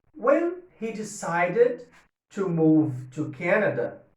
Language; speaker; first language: English; non-native, fluent; Portuguese